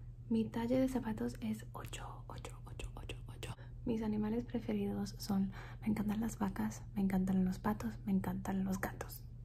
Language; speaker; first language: Spanish; early bilingual, heritage; Spanish